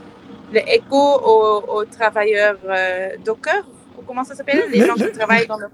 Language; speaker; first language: French; non-native, fluent; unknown